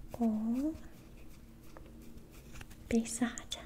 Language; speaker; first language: Korean; non-native, learner; English